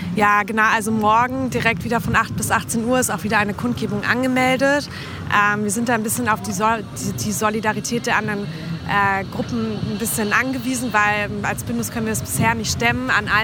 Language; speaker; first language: German; native; German